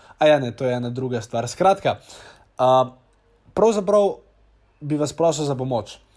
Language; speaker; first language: Slovenian; native; Slovenian